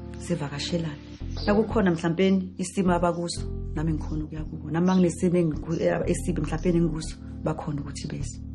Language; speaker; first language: Zulu; native; Zulu